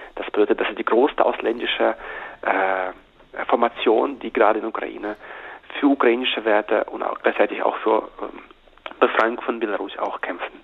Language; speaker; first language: German; non-native, fluent; Russian